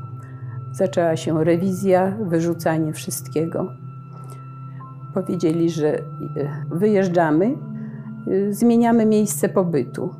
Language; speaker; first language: Polish; native; Polish